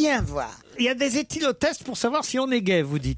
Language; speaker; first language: French; native; French